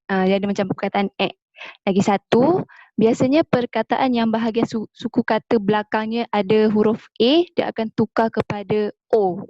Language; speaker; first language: Malay; native; Malay